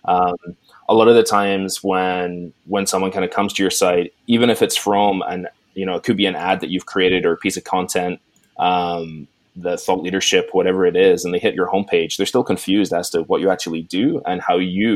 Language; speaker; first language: English; native; English